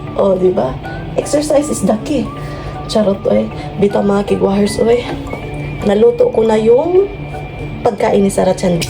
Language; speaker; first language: Filipino; non-native, local second language; Cebuano